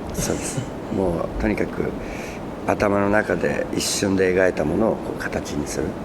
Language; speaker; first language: Japanese; native; Japanese